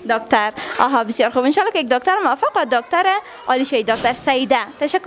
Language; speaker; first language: Persian; native; Persian